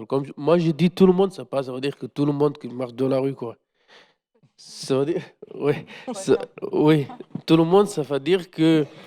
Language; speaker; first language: French; non-native, learner; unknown